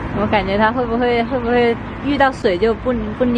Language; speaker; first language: Chinese; native; Chinese